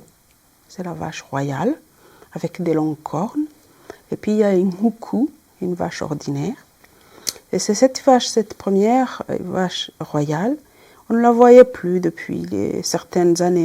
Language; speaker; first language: French; non-native, local second language; Kinyarwanda